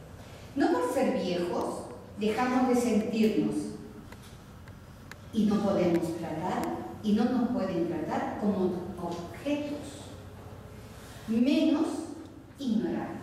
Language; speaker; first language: Spanish; non-native, local second language; Catalan